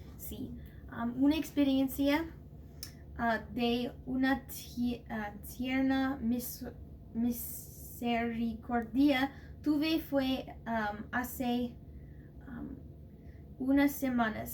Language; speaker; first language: Spanish; non-native, learner; English